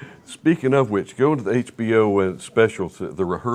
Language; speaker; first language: English; native; English